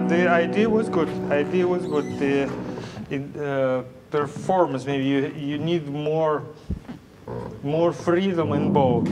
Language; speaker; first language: English; non-native, learner; Russian